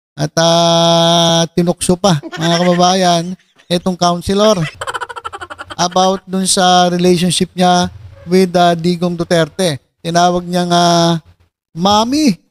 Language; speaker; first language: Filipino; native; Filipino